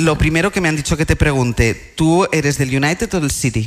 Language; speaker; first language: Spanish; native; Spanish